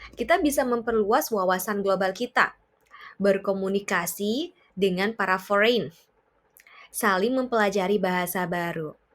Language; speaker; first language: Indonesian; native; Indonesian